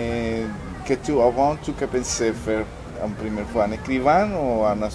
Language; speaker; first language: French; non-native, learner; Spanish